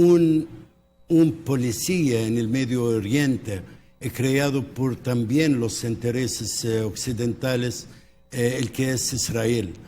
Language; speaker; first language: Spanish; non-native, local second language; Arabic